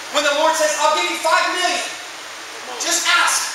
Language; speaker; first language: English; native; English